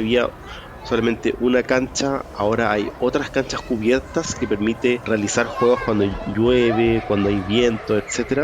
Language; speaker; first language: Spanish; native; Spanish